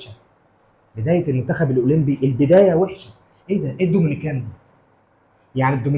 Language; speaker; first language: Arabic; native; Arabic